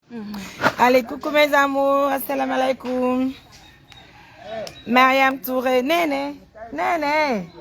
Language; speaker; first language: French; non-native, local second language; Fula